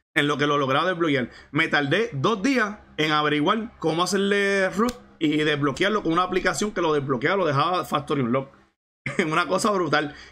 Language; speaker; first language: Spanish; native; Spanish